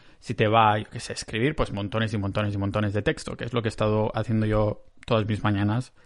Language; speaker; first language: Spanish; non-native, local second language; Catalan